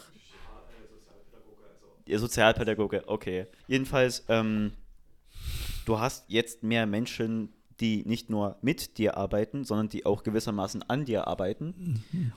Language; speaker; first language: German; native; German